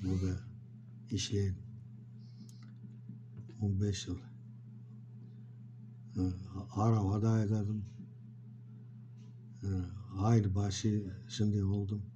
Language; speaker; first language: Turkish; non-native, learner; Kyrgyz